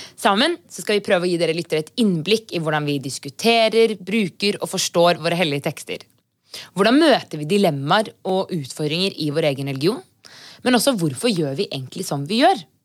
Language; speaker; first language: Norwegian; native; Norwegian